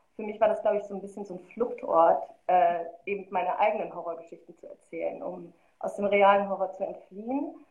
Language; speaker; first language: German; early bilingual, other home language; Arabic